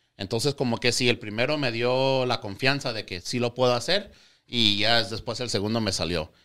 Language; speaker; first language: Spanish; early bilingual, heritage; Spanish